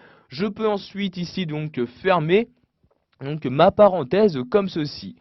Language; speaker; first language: French; native; French